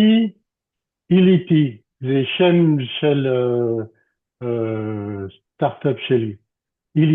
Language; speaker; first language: Hebrew; non-native, learner; French